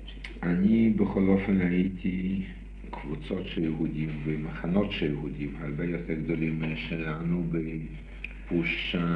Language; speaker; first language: Hebrew; non-native, fluent; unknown